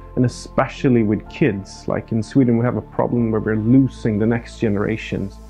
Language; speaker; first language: English; non-native, fluent; Swedish